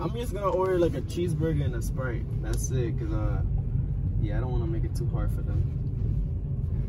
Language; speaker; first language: English; early bilingual, other home language; Spanish